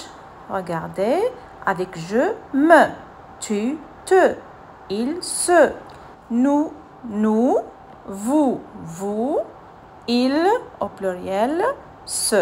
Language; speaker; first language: French; non-native, fluent; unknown